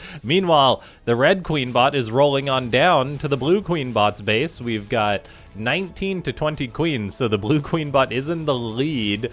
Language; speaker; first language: English; native; English